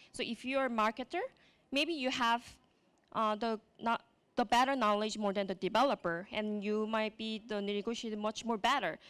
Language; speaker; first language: English; non-native, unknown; Korean